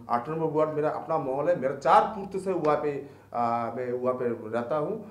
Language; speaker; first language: Hindi; non-native, local second language; Bangla